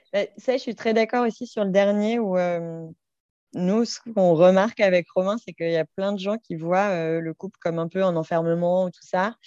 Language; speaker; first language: French; native; French